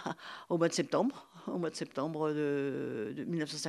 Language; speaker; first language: French; native; French